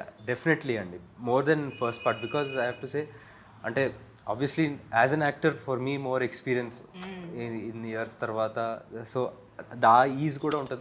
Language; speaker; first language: Telugu; native; Telugu